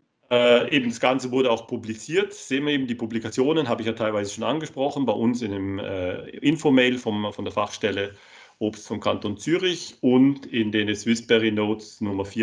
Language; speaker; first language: German; native; German